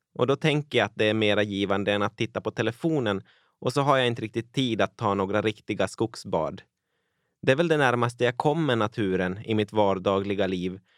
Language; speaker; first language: Swedish; native; Swedish